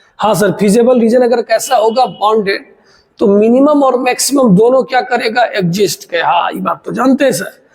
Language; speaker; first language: Hindi; native; Hindi